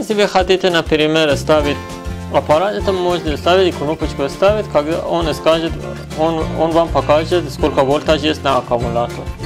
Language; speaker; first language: Russian; non-native, learner; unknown